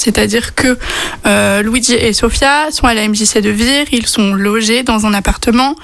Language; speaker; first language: French; native; French